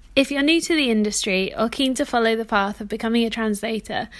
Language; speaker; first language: English; native; English